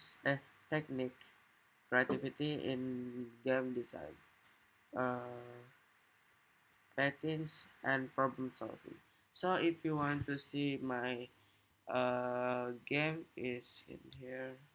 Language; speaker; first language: English; non-native, learner; Indonesian